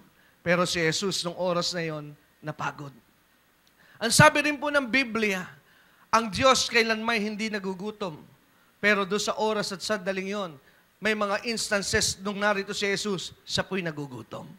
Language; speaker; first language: Filipino; native; Filipino